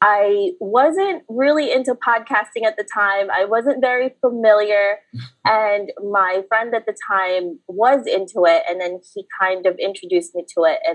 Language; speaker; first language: English; early bilingual, other home language; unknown